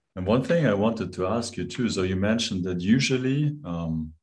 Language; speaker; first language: English; non-native, fluent; German